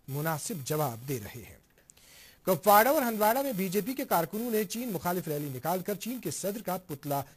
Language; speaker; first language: Urdu; non-native, local second language; Kashmiri